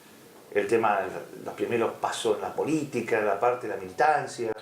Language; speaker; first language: Spanish; native; Spanish